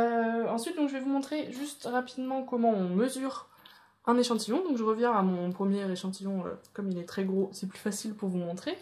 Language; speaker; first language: French; native; French